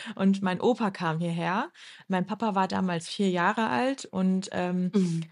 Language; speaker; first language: German; early bilingual, other home language; Turkish